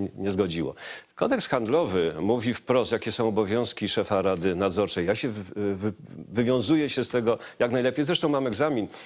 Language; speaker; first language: Polish; native; Polish